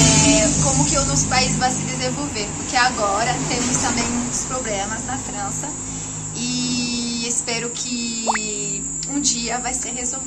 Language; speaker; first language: Portuguese; non-native, fluent; French